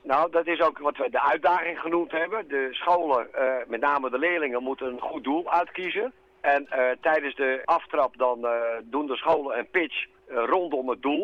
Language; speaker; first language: Dutch; native; Dutch